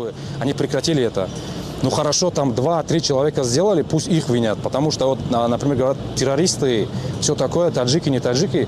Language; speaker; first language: Russian; non-native, local second language; Tajik